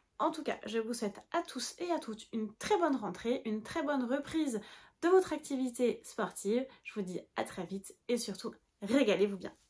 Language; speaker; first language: French; native; French